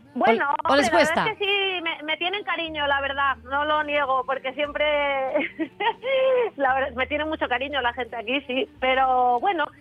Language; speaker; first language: Spanish; native; Spanish